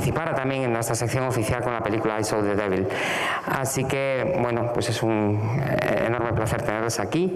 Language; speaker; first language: Spanish; native; Spanish